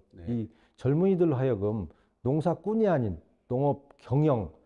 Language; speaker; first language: Korean; native; Korean